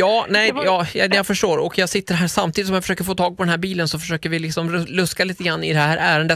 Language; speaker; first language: Swedish; native; Swedish